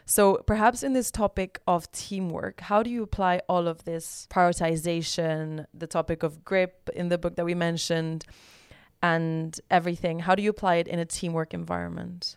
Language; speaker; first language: English; non-native, fluent; Spanish